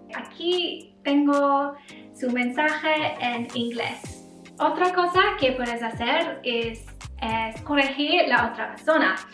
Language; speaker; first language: Spanish; non-native, learner; English